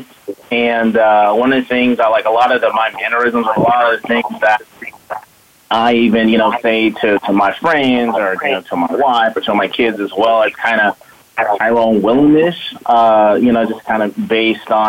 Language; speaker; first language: English; native; English